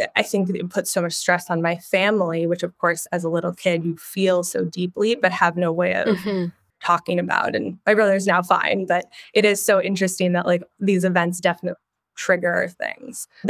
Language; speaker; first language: English; native; English